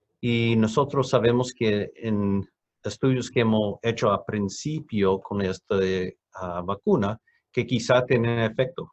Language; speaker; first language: Spanish; non-native, fluent; English